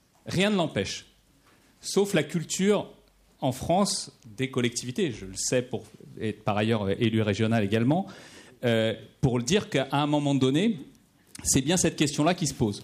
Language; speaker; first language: French; native; French